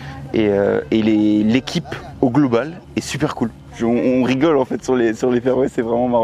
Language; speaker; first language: French; native; French